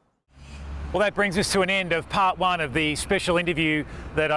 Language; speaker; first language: English; native; English